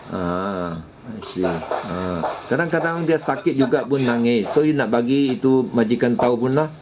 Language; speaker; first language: Malay; non-native, local second language; Chinese